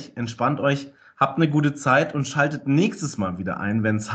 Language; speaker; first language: German; native; German